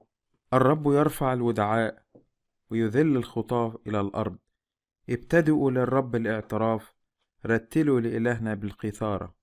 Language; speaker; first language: Arabic; native; Arabic